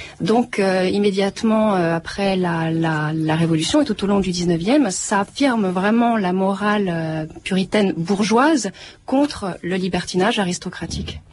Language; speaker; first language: French; native; French